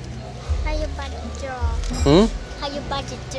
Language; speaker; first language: English; non-native, learner; Khmer